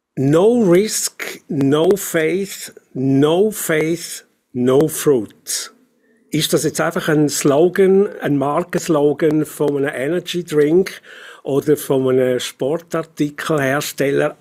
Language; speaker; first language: German; native; German